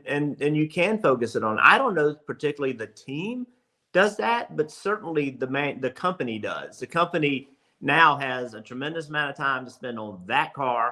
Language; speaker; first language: English; native; English